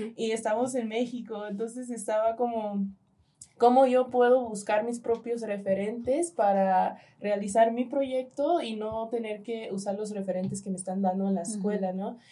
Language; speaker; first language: Spanish; early bilingual, heritage; Spanish